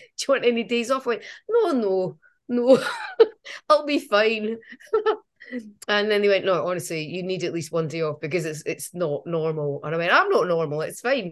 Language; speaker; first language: English; native; English